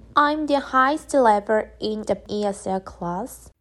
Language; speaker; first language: English; non-native, learner; Korean